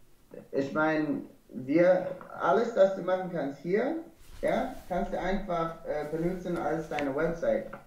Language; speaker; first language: German; non-native, learner; English